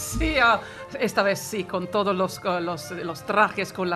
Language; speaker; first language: Spanish; non-native, fluent; Italian